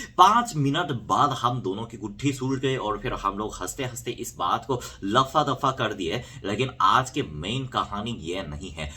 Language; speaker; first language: Hindi; non-native, fluent; Korean